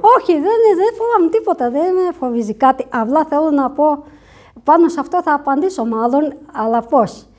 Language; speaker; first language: Greek; non-native, fluent; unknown